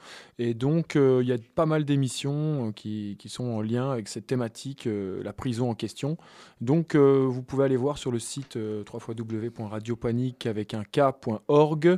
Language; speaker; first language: French; native; French